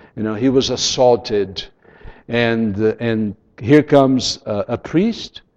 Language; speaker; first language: English; non-native, fluent; Portuguese